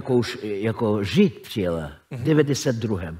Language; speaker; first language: Czech; non-native, fluent; Russian